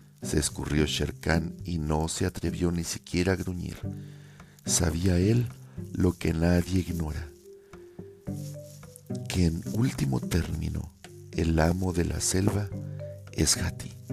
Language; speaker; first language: Spanish; native; Spanish